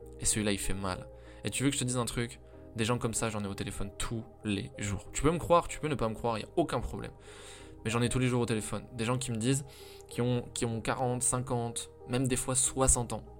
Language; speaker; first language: French; native; French